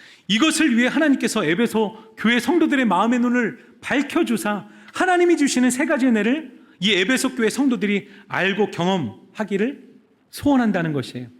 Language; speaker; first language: Korean; native; Korean